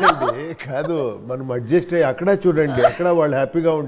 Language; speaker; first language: Telugu; non-native, local second language; Kannada